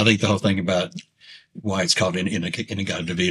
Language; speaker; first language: English; native; English